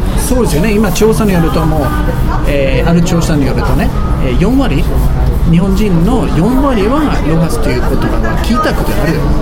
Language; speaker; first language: Japanese; non-native, fluent; Swedish